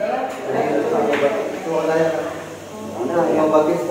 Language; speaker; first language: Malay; non-native, local second language; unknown